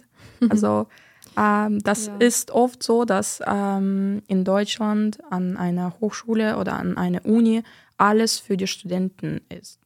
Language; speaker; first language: German; non-native, fluent; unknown